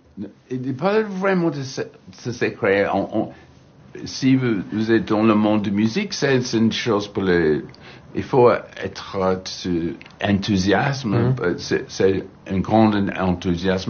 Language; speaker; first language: French; non-native, learner; English